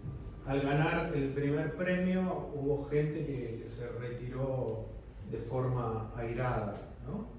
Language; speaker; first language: Spanish; native; Spanish